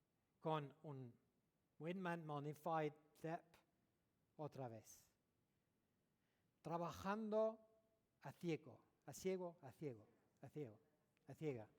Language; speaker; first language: Spanish; non-native, learner; French